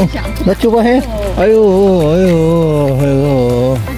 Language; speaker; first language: Korean; non-native, learner; Filipino